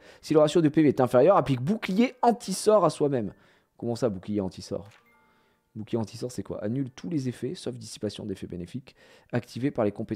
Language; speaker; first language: French; native; French